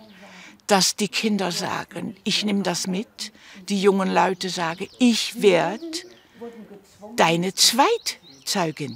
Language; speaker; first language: German; early bilingual, heritage; German